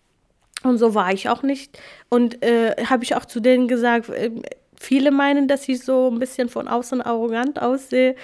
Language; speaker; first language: German; non-native, fluent; Kurdish